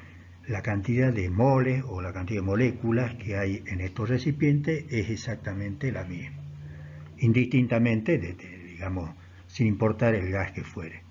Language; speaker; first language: Spanish; native; Spanish